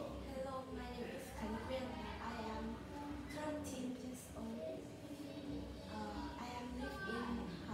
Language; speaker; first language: English; non-native, learner; Vietnamese